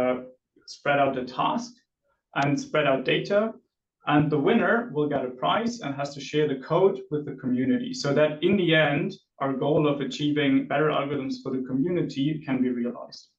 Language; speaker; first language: English; non-native, fluent; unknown